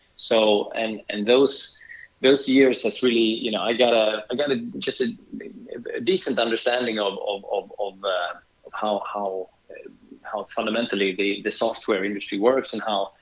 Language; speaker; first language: English; non-native, fluent; Swedish